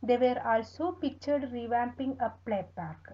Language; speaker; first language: English; non-native, local second language; Malayalam